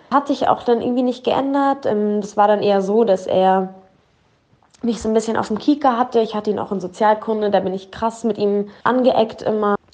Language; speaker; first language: German; early bilingual, other home language; Arabic